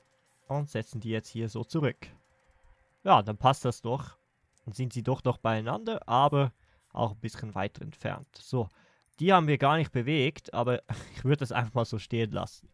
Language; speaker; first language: German; native; German